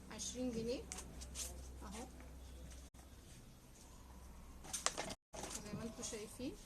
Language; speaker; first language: Arabic; native; Arabic